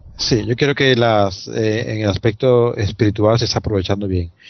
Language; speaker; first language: Spanish; non-native, fluent; German